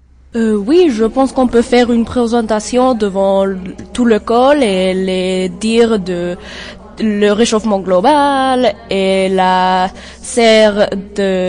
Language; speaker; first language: French; non-native, learner; English